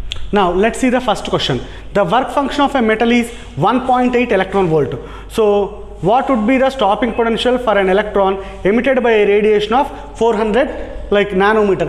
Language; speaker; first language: English; non-native, local second language; Telugu